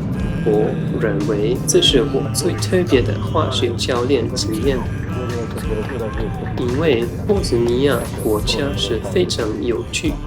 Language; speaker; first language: Chinese; non-native, fluent; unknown